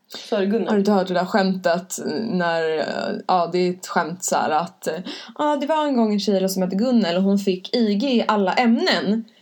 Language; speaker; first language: Swedish; native; Swedish